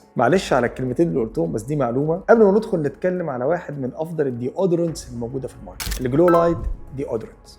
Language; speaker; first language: Arabic; native; Arabic